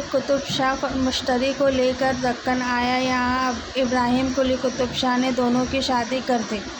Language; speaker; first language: Urdu; native; Urdu